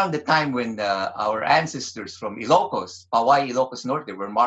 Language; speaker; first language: English; non-native, local second language; Filipino